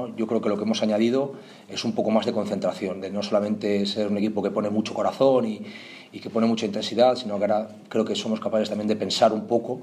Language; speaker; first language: Spanish; native; Spanish